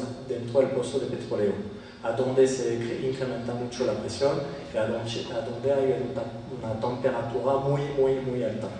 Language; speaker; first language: Spanish; non-native, fluent; French